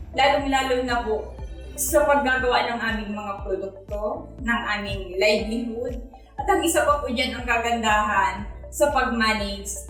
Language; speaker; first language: Filipino; non-native, local second language; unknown